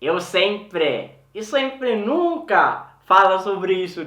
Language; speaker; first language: Portuguese; non-native, learner; Swedish